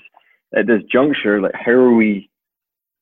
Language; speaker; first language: English; native; English